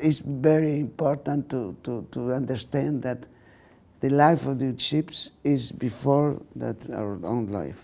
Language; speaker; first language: English; non-native, learner; Spanish